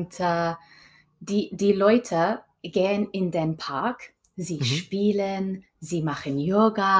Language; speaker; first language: German; non-native, learner; English